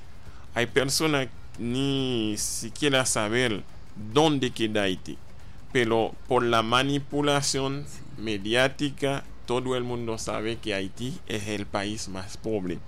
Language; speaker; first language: Spanish; non-native, fluent; Haitian Creole